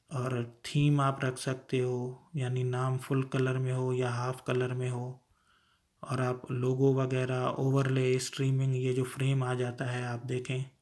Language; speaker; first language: Urdu; non-native, local second language; Sindhi